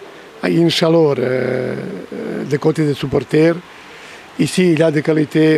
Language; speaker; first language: French; non-native, fluent; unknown